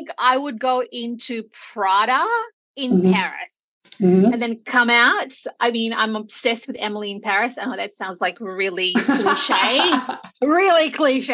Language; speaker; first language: English; native; English